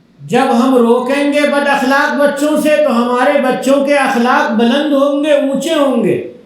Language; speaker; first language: Urdu; native; Urdu